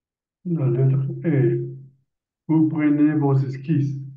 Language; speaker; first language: French; non-native, learner; Spanish